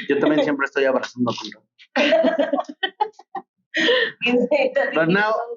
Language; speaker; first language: Spanish; native; Spanish